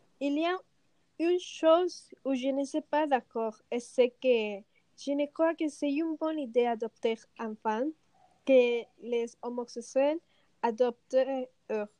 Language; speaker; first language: French; non-native, learner; Spanish